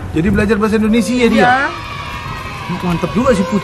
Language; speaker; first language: Indonesian; native; Indonesian